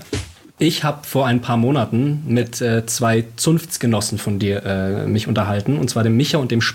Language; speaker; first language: German; native; German